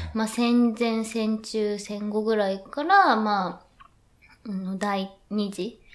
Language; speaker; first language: Japanese; native; Japanese